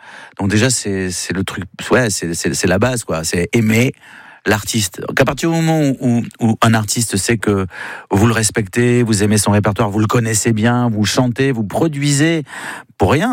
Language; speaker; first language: French; native; French